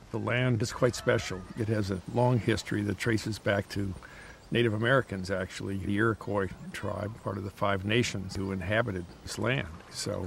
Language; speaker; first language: English; native; English